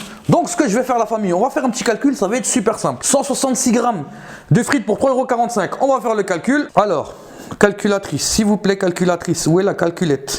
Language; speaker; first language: French; native; French